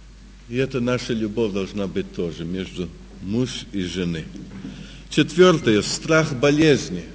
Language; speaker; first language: Russian; early bilingual, heritage; Russian